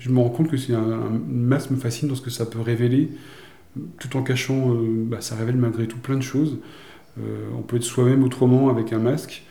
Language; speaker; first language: French; native; French